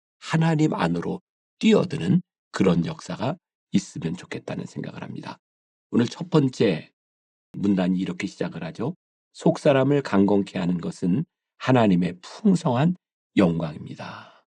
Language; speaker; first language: Korean; native; Korean